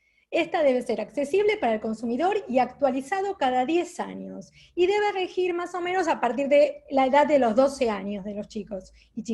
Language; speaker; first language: Spanish; native; Spanish